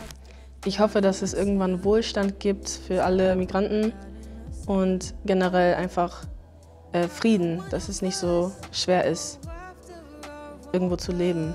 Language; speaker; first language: German; early bilingual, other home language; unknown